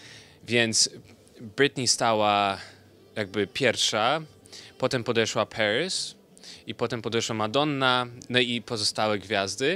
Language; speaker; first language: Polish; early bilingual, heritage; Polish